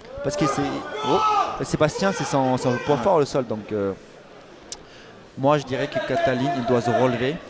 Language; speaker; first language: French; native; French